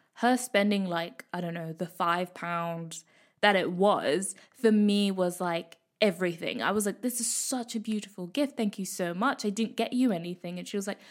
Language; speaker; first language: English; native; English